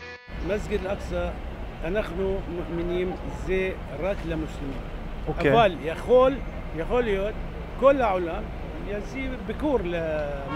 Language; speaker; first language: Hebrew; non-native, local second language; Arabic